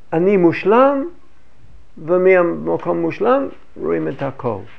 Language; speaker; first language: Hebrew; non-native, fluent; English